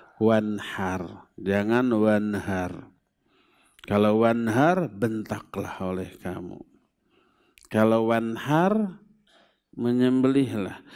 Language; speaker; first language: Indonesian; non-native, local second language; Sundanese